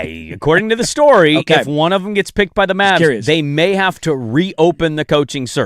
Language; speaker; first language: English; native; English